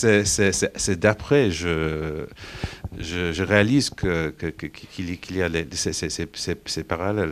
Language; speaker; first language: French; non-native, fluent; English